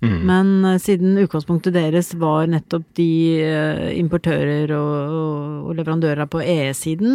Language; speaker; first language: Norwegian; native; Norwegian